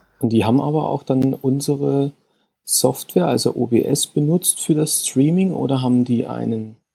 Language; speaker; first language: German; native; German